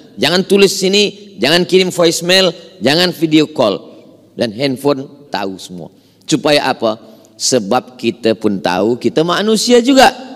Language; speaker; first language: Malay; native; Malay